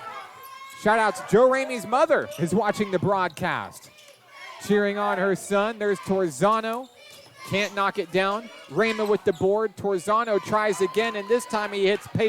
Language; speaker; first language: English; native; English